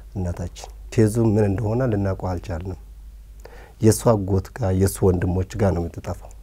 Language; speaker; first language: Amharic; early bilingual, other home language; Oromo